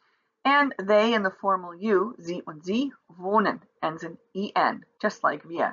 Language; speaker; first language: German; non-native, fluent; English